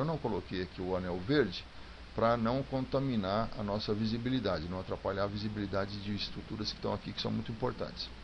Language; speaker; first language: Portuguese; native; Portuguese